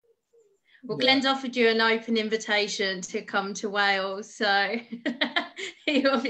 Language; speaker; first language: English; native; English